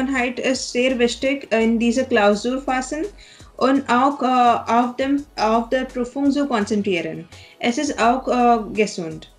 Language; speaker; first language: German; non-native, learner; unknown